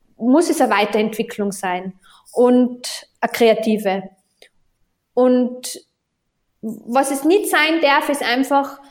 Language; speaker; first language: German; native; German